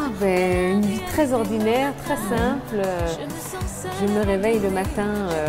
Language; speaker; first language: French; native; French